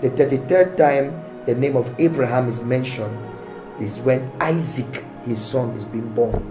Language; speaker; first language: English; native; English